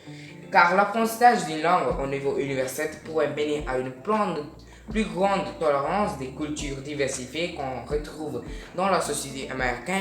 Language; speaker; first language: French; non-native, learner; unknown